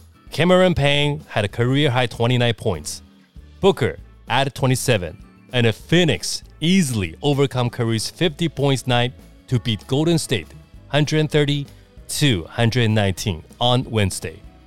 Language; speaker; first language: English; non-native, fluent; Chinese